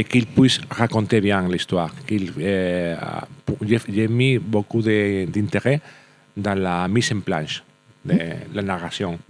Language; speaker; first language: French; non-native, learner; Spanish